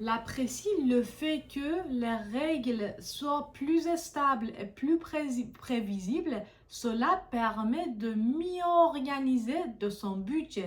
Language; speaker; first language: French; non-native, fluent; Persian